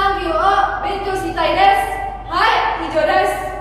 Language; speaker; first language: Japanese; non-native, learner; Indonesian